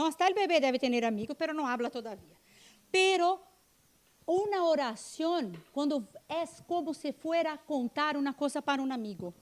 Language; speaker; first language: Spanish; non-native, fluent; Portuguese